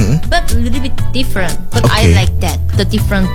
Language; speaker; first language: English; non-native, learner; Korean